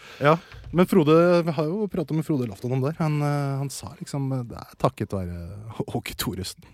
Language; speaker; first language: Norwegian; early bilingual, other home language; Persian